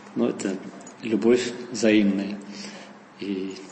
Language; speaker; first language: Russian; non-native, fluent; Dutch